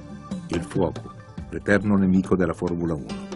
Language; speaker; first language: Italian; native; Italian